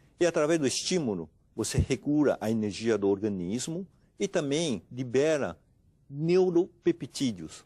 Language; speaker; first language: Portuguese; non-native, fluent; Chinese